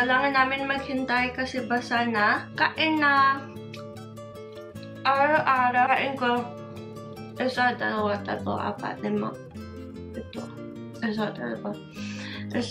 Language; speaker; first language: Filipino; non-native, learner; English